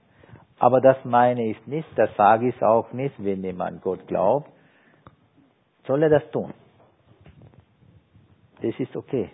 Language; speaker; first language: German; non-native, fluent; Sinhala